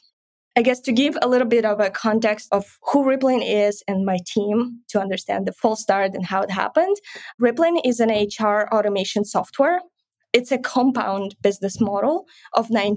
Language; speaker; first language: English; non-native, fluent; Ukrainian